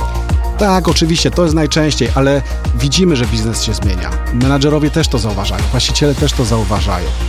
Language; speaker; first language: Polish; native; Polish